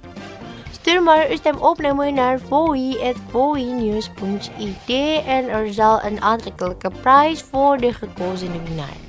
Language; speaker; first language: Dutch; non-native, learner; Indonesian